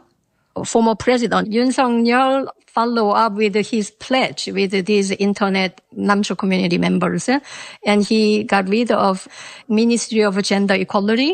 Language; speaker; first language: English; non-native, fluent; Korean